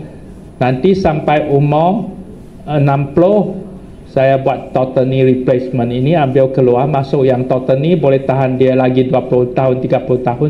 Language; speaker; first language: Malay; non-native, local second language; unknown